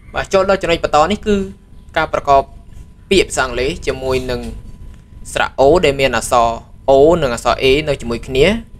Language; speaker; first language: Khmer; native; Khmer